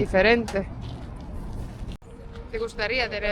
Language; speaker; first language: Spanish; non-native, fluent; Estonian